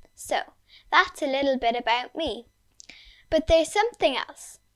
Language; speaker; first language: English; native; English